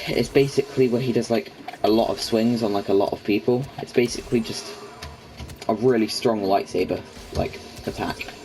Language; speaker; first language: English; native; English